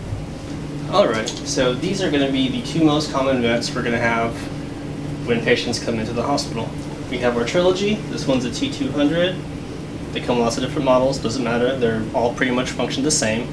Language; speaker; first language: English; native; English